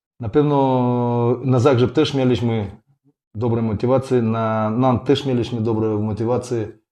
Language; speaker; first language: Polish; non-native, fluent; Russian